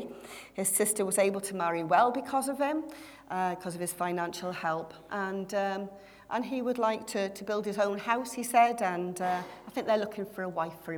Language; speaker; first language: English; native; English